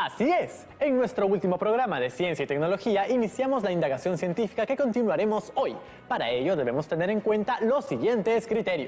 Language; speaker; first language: Spanish; native; Spanish